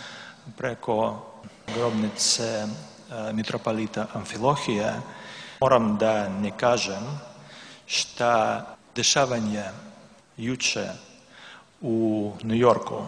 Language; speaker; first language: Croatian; non-native, learner; Russian